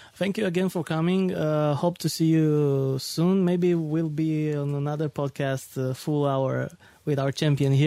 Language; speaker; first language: English; non-native, fluent; Romanian